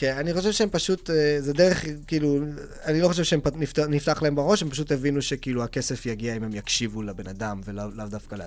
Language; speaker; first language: Hebrew; native; Hebrew